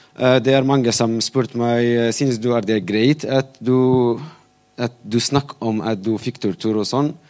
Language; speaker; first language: Norwegian; non-native, fluent; Arabic